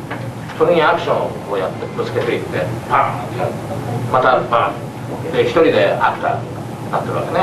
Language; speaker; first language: Japanese; native; Japanese